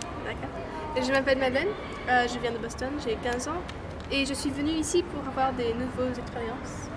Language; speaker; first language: French; non-native, fluent; English